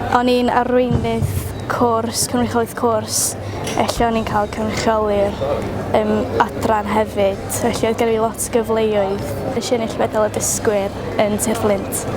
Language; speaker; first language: Welsh; non-native, local second language; English